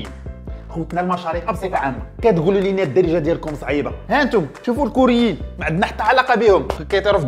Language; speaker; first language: Arabic; native; Arabic